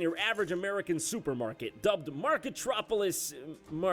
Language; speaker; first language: English; native; English